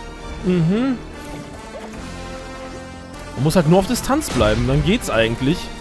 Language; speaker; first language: German; native; German